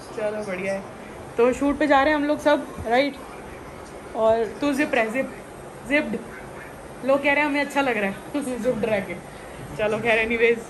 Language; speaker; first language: Hindi; native; Hindi